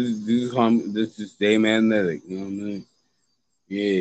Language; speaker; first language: English; native; English